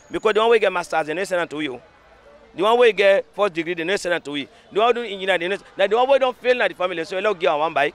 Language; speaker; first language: English; non-native, local second language; Krio